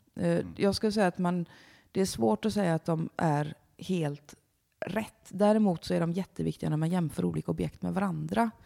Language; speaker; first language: Swedish; native; Swedish